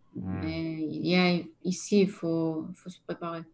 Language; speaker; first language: French; non-native, fluent; Lithuanian